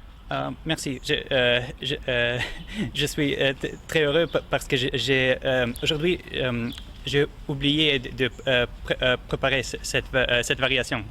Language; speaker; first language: French; non-native, learner; German